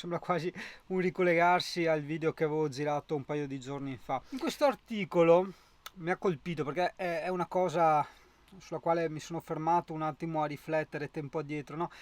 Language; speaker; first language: Italian; native; Italian